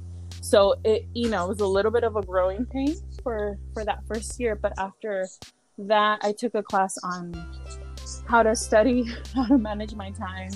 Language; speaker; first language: English; early bilingual, other home language; Spanish